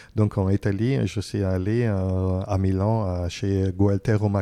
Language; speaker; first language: French; non-native, fluent; German